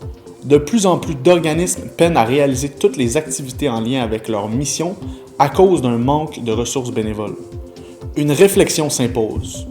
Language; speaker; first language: French; native; French